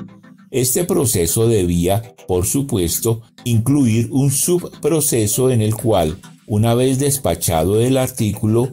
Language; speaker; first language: Spanish; native; Spanish